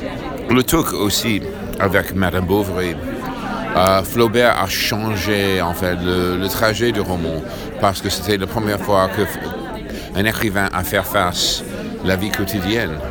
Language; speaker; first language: French; non-native, fluent; English